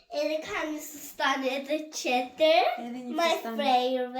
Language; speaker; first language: Albanian; early bilingual, heritage; Albanian